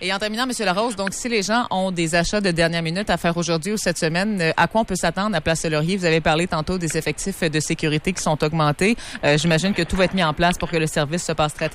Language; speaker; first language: French; native; French